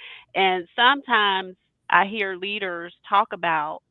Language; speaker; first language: English; native; English